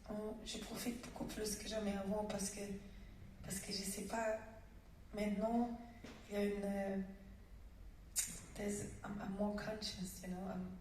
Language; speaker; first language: French; non-native, fluent; German